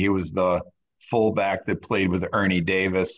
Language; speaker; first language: English; native; English